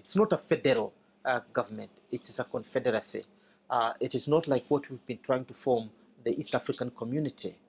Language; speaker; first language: English; non-native, local second language; Swahili